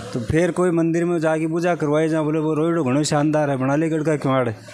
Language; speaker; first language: Hindi; native; Hindi